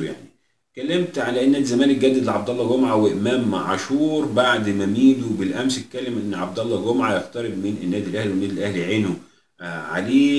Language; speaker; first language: Arabic; native; Arabic